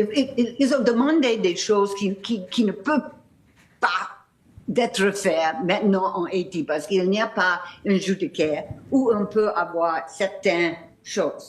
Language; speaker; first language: French; non-native, fluent; English